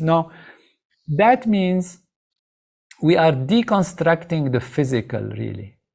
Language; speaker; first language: English; non-native, fluent; Arabic